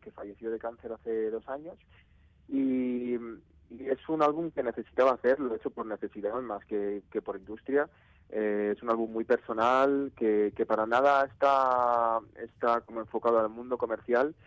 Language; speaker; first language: Spanish; native; Spanish